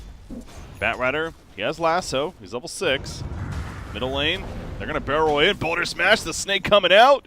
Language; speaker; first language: English; native; English